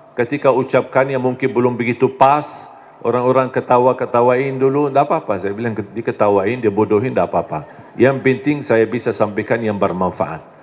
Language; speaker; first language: Indonesian; non-native, fluent; Arabic